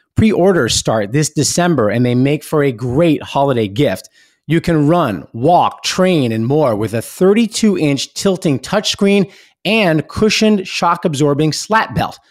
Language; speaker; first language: English; native; English